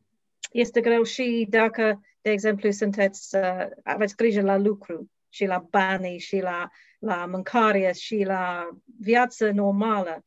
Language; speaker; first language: Romanian; non-native, learner; English